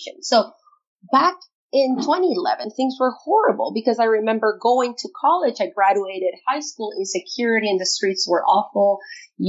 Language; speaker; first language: English; non-native, fluent; Spanish